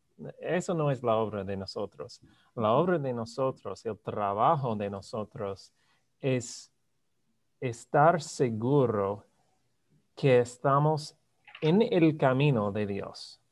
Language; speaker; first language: Spanish; non-native, fluent; English